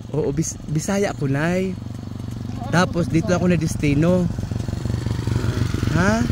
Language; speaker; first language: Filipino; non-native, local second language; Cebuano